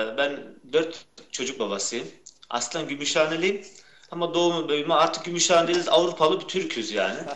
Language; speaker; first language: Turkish; early bilingual, heritage; Turkish